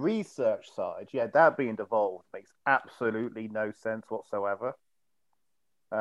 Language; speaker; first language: English; native; English